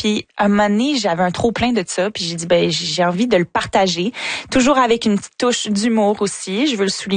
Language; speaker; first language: French; native; French